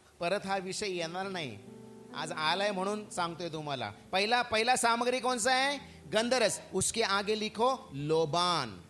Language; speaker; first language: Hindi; non-native, local second language; Marathi